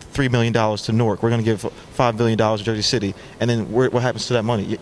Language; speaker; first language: English; native; English